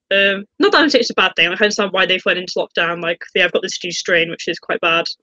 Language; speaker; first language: English; native; English